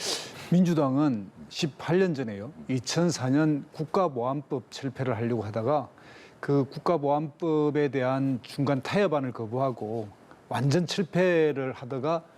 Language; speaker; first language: Korean; native; Korean